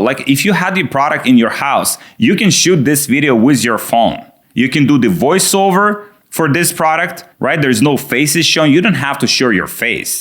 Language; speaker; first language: English; non-native, fluent; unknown